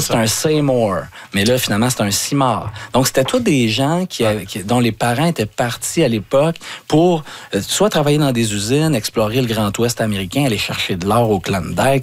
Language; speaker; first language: French; native; French